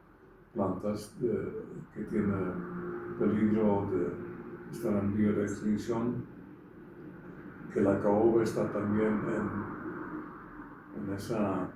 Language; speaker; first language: Spanish; non-native, fluent; Dutch